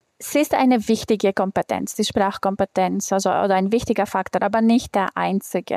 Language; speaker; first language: German; non-native, fluent; Greek